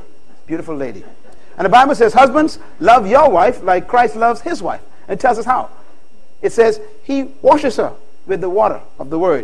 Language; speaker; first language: English; native; English